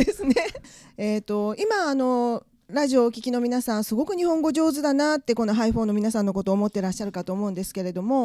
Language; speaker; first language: Japanese; native; Japanese